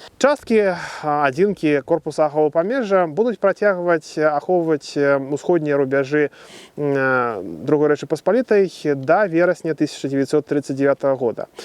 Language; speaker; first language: Belarusian; native; Belarusian